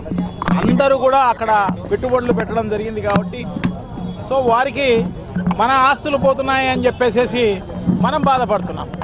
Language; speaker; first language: Telugu; native; Telugu